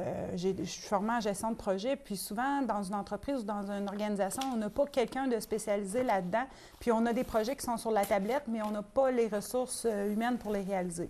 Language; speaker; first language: French; native; French